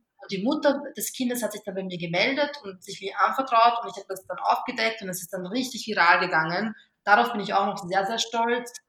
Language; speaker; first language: German; early bilingual, other home language; Serbian